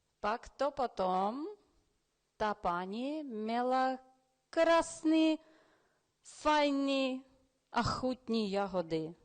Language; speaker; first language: Czech; early bilingual, heritage; Ukrainian